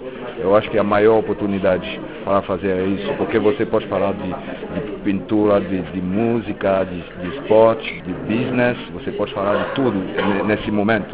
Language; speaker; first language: Portuguese; non-native, local second language; French